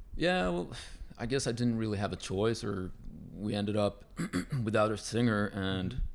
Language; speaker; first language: English; non-native, fluent; Spanish